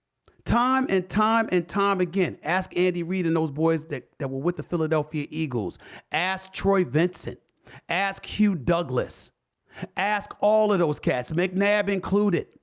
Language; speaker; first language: English; native; English